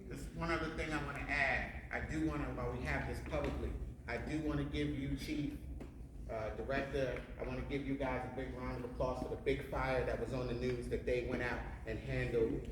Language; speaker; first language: English; native; English